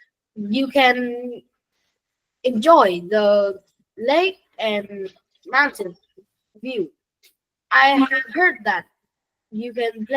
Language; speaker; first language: English; non-native, learner; Vietnamese